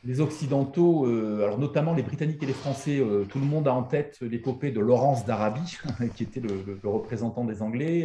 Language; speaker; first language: French; native; French